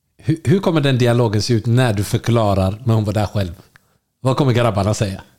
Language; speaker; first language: Swedish; early bilingual, other home language; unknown